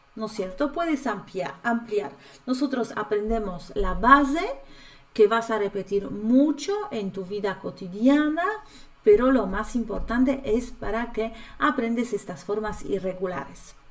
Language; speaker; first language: Spanish; non-native, fluent; Polish